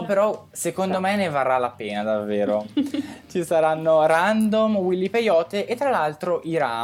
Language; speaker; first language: Italian; native; Italian